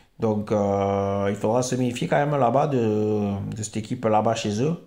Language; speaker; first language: French; native; French